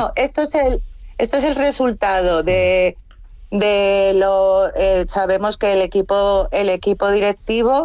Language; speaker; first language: Spanish; native; Spanish